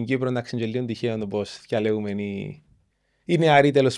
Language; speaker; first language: Greek; native; Greek